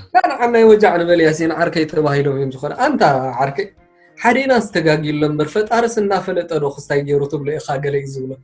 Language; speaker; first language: Tigrinya; native; Tigrinya